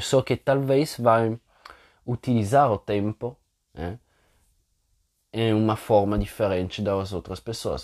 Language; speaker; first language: Portuguese; non-native, fluent; Italian